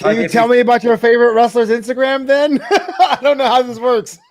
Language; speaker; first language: English; native; English